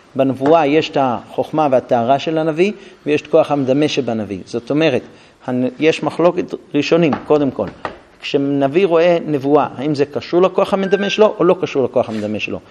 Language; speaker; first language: Hebrew; non-native, fluent; English